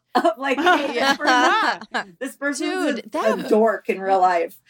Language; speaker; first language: English; native; English